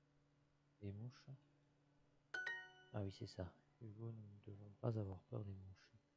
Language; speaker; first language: French; non-native, learner; English